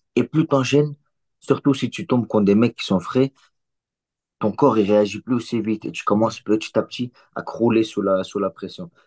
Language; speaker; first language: French; early bilingual, other home language; Chechen